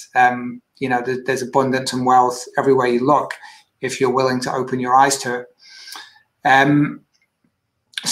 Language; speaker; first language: English; native; English